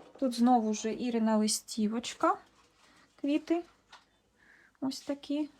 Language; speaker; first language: Ukrainian; native; Ukrainian